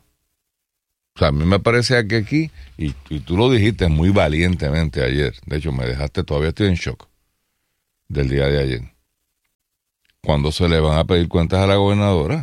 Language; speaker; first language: Spanish; native; Spanish